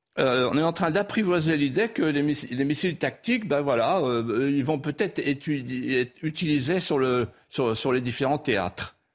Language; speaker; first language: French; non-native, local second language; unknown